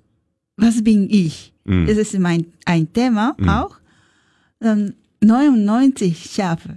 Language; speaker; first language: German; non-native, learner; Japanese